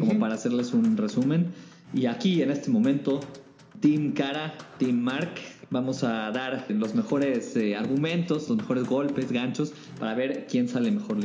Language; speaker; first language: Spanish; native; Spanish